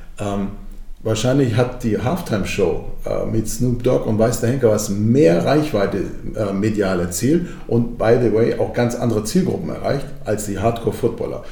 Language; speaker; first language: German; early bilingual, other home language; Croatian